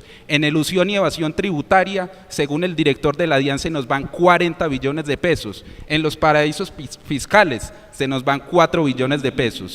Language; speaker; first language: Spanish; native; Spanish